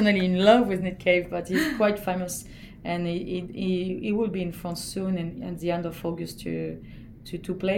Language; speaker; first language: English; non-native, fluent; French